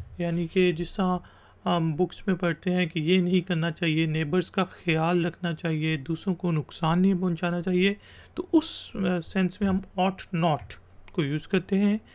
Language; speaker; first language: Urdu; native; Urdu